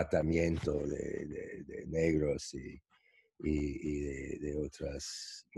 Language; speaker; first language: Spanish; non-native, fluent; English